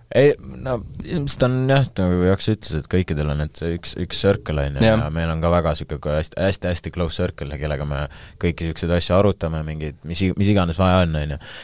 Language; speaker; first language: Estonian; non-native, local second language; Russian